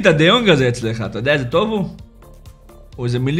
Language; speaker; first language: Hebrew; native; Hebrew